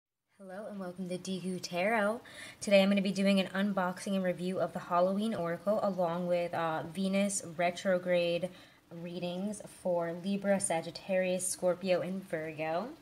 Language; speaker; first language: English; native; English